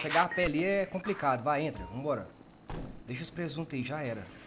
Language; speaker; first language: Portuguese; native; Portuguese